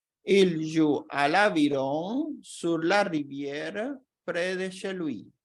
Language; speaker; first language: French; non-native, fluent; Portuguese